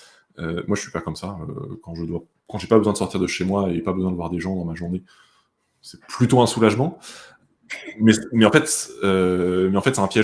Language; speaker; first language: French; native; French